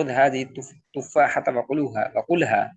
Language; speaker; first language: Arabic; non-native, learner; Urdu